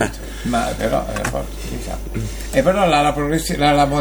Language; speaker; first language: Italian; native; Italian